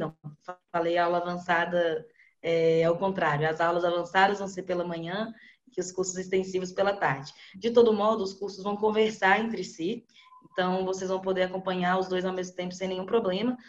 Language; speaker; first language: Portuguese; native; Portuguese